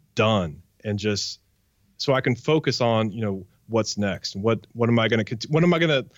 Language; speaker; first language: English; native; English